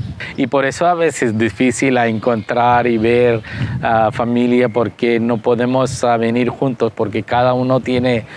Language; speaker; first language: Spanish; non-native, fluent; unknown